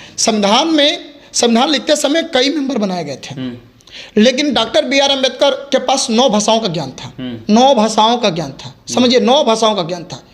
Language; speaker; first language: Hindi; native; Hindi